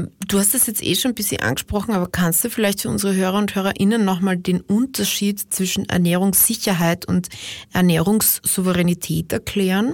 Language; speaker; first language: German; native; German